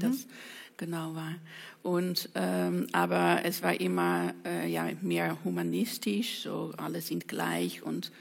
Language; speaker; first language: German; non-native, fluent; Dutch